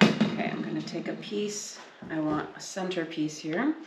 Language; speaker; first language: English; native; English